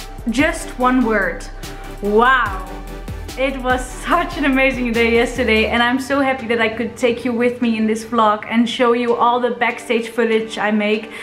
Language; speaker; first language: English; non-native, fluent; Dutch